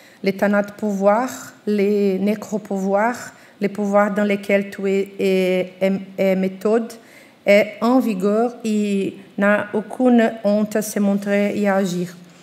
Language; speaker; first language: French; non-native, fluent; Portuguese